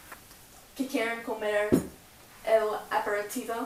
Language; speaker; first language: Spanish; non-native, learner; English